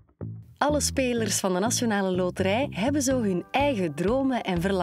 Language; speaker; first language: Dutch; native; Dutch